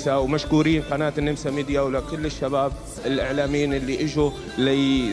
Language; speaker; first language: Arabic; native; Arabic